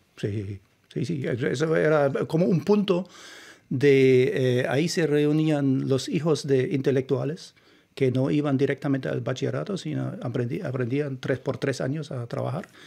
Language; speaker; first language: Spanish; non-native, fluent; German